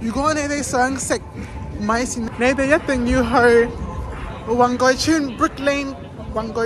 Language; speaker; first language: Cantonese; non-native, fluent; English